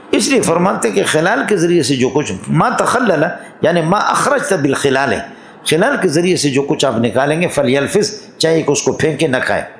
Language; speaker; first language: Urdu; non-native, local second language; Brahui